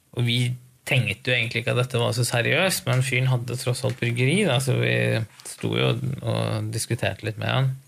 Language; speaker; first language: Norwegian; native; Norwegian